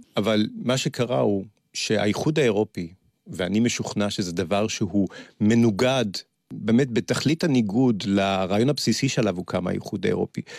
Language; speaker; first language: Hebrew; early bilingual, other home language; French